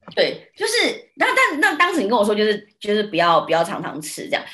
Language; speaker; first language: Chinese; early bilingual, other home language; Burmese